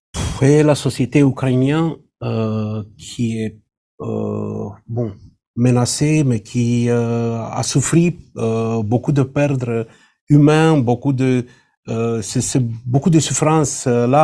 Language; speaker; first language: French; non-native, fluent; Romanian